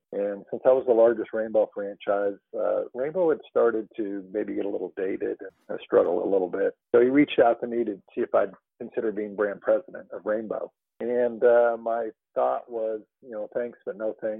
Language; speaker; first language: English; native; English